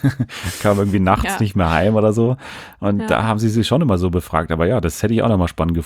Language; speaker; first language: German; native; German